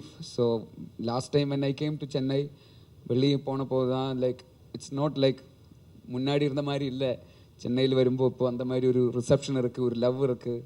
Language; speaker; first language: Tamil; non-native, learner; Malayalam